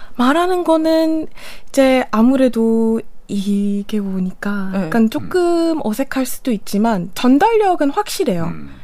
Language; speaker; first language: Korean; non-native, fluent; English